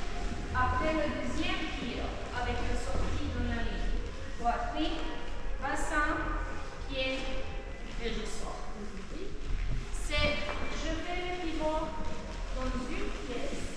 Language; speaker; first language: French; non-native, fluent; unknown